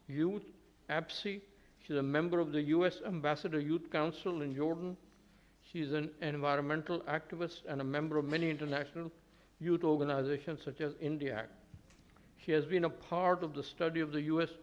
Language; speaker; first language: English; native; English